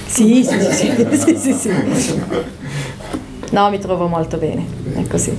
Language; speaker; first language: Italian; non-native, local second language; German